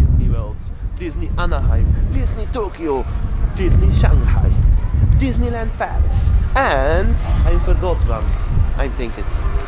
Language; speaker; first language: English; non-native, learner; Dutch